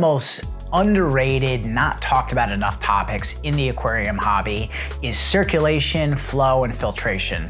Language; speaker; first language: English; native; English